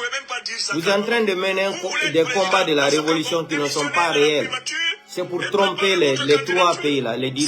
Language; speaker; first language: French; non-native, local second language; Fula